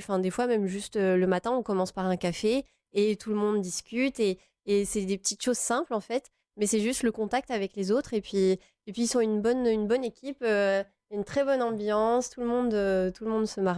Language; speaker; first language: French; native; French